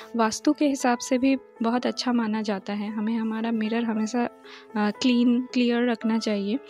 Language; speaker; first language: Hindi; non-native, local second language; Bangla